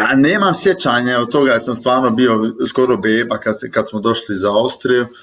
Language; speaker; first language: Croatian; early bilingual, heritage; Bosnian